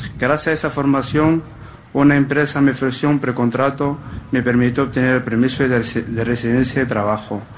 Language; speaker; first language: Spanish; non-native, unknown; Arabic